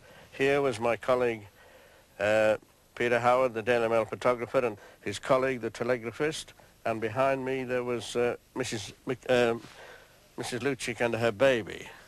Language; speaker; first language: English; native; English